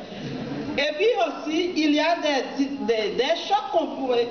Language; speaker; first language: French; non-native, local second language; Haitian Creole